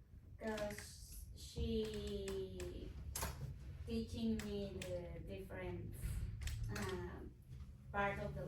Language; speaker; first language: English; non-native, learner; Spanish